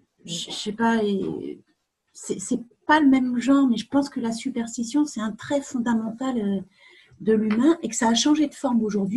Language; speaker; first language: French; native; French